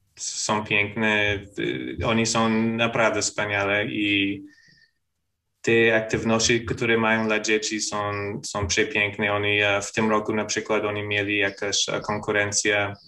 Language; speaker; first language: Polish; non-native, fluent; English